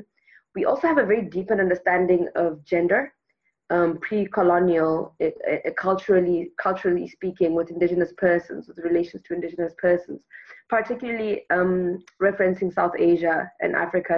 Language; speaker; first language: English; non-native, local second language; Tswana